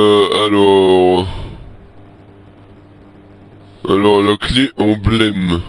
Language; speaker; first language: French; native; French